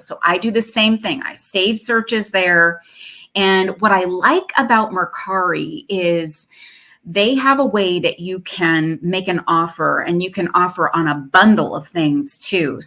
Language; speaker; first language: English; native; English